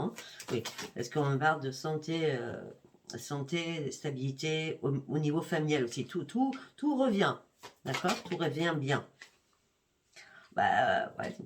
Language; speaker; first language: French; native; French